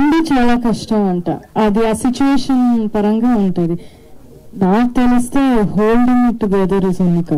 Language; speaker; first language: Telugu; non-native, fluent; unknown